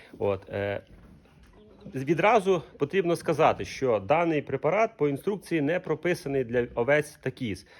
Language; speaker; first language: Ukrainian; non-native, local second language; Russian